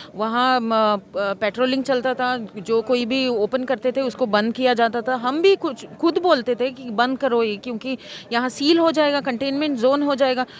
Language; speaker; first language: Hindi; non-native, local second language; Kannada